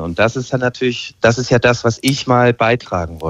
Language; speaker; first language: German; native; German